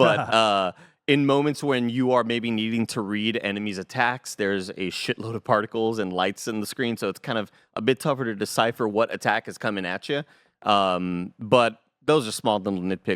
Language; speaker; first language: English; native; English